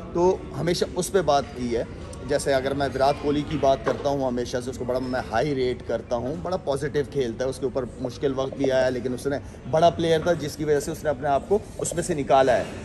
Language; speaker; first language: Urdu; non-native, local second language; Pashto